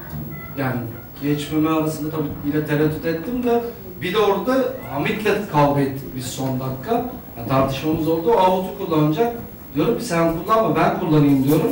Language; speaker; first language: Turkish; native; Turkish